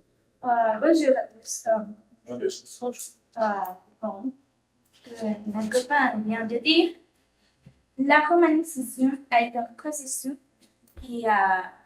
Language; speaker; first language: French; non-native, learner; Spanish